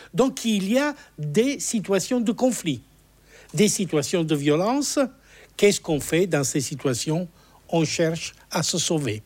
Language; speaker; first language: French; non-native, fluent; Italian